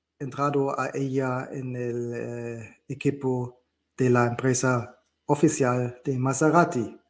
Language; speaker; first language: Spanish; non-native, learner; German